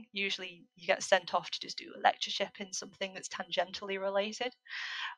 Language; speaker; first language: English; native; English